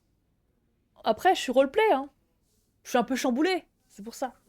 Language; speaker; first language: French; native; French